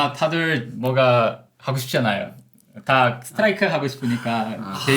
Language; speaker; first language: Korean; non-native, learner; Portuguese